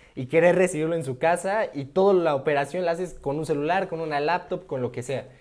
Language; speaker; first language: Spanish; native; Spanish